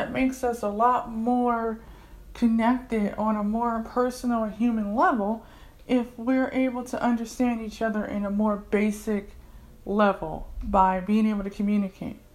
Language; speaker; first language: English; native; English